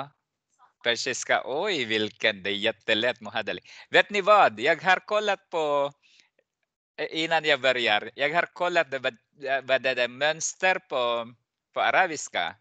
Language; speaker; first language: Swedish; non-native, fluent; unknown